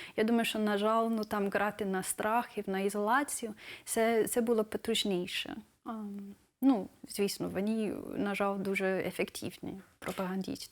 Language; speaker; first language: Ukrainian; non-native, fluent; English